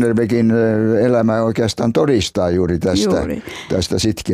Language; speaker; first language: Finnish; native; Finnish